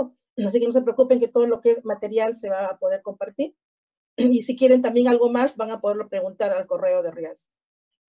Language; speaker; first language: Spanish; native; Spanish